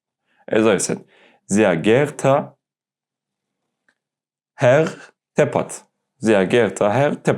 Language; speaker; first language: German; non-native, learner; Turkish